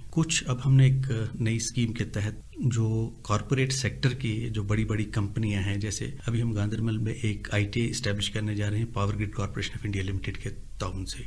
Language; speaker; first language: Urdu; non-native, local second language; Kashmiri